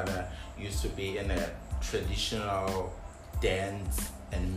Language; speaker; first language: English; non-native, local second language; Zulu